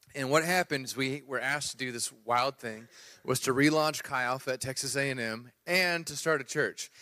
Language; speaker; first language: English; native; English